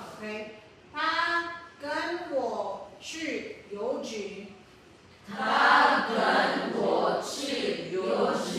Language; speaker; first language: Chinese; non-native, fluent; Filipino